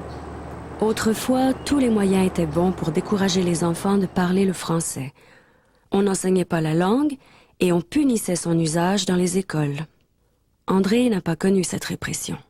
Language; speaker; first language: French; native; French